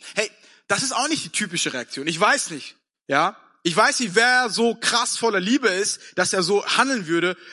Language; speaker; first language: German; early bilingual, other home language; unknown